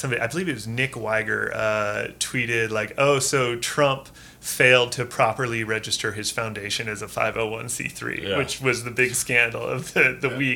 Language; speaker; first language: English; native; English